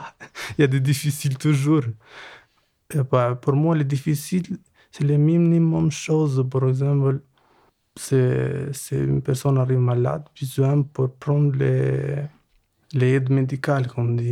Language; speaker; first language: French; non-native, learner; Albanian